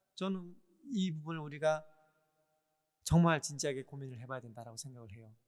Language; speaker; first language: Korean; native; Korean